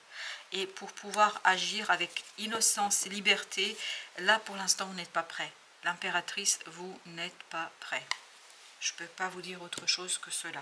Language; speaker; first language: French; native; French